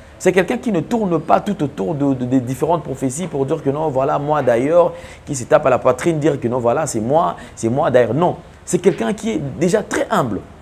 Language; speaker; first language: French; non-native, local second language; Lingala